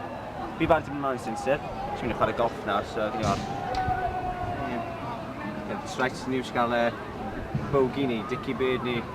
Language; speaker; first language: Welsh; non-native, local second language; English